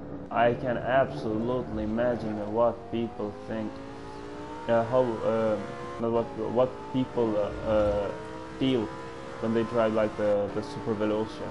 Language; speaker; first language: English; non-native, fluent; Italian